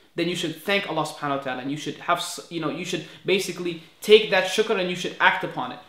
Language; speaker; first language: English; native; English